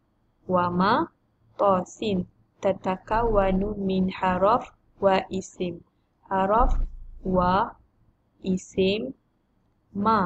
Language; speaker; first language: Arabic; non-native, learner; Malay